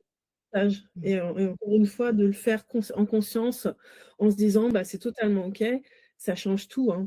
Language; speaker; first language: French; native; French